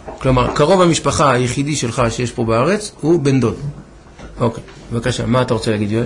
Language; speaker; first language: Hebrew; native; Hebrew